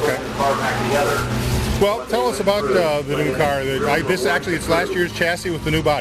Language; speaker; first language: English; native; English